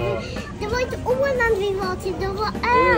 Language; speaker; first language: Swedish; early bilingual, other home language; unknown